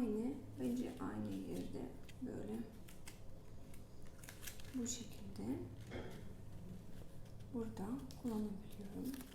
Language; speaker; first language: Turkish; non-native, learner; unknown